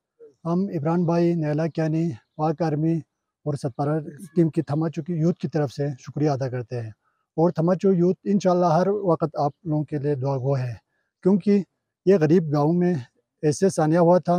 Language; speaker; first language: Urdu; non-native, local second language; Balti